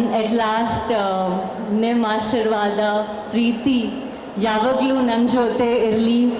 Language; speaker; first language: Kannada; non-native, learner; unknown